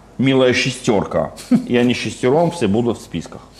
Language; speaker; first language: Ukrainian; non-native, fluent; Georgian